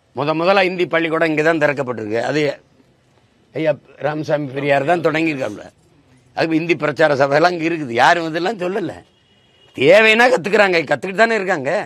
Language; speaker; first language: Tamil; native; Tamil